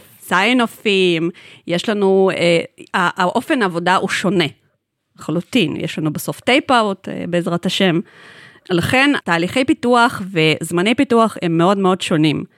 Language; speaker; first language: Hebrew; non-native, fluent; Russian